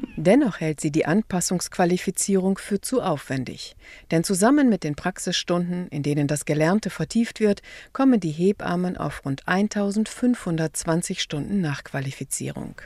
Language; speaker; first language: German; native; German